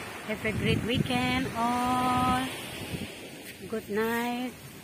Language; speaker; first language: English; non-native, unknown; Indonesian